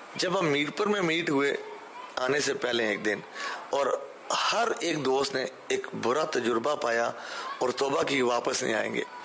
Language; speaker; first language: Urdu; early bilingual, heritage; Urdu